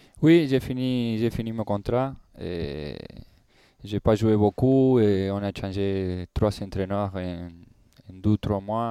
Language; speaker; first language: French; non-native, learner; Spanish